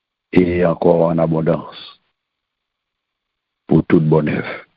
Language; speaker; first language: French; non-native, local second language; Haitian Creole